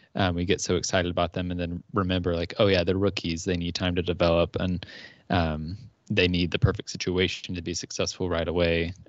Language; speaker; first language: English; native; English